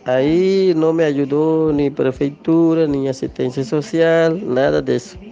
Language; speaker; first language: Spanish; non-native, local second language; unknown